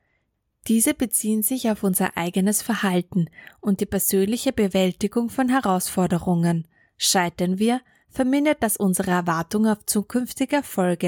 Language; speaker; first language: German; native; German